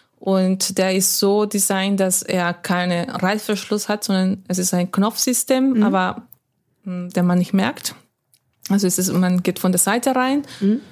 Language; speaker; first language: German; non-native, fluent; Spanish